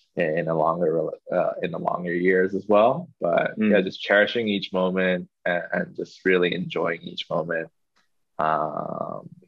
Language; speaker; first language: English; non-native, local second language; Chinese